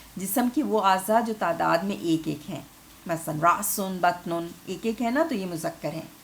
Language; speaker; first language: Urdu; native; Urdu